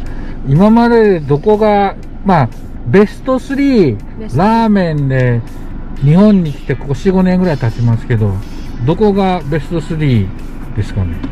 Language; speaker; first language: Japanese; non-native, fluent; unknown